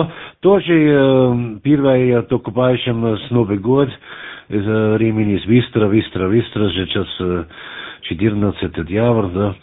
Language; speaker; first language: Russian; non-native, learner; German